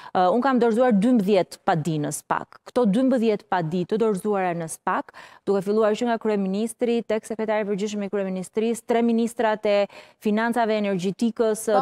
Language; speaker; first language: Albanian; native; Albanian